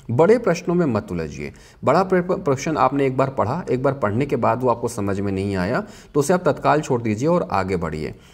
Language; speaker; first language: Hindi; native; Hindi